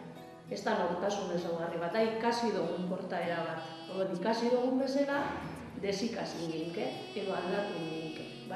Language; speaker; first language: Basque; native; Basque